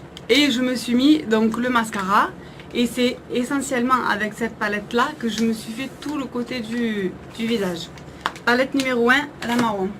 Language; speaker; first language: French; native; French